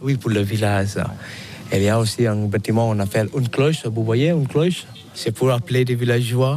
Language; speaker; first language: French; non-native, learner; Balinese